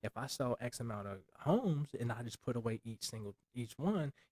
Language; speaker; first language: English; native; English